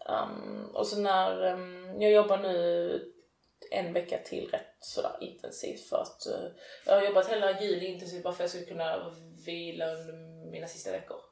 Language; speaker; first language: Swedish; early bilingual, other home language; Persian